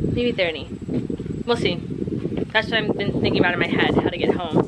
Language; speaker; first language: English; native; English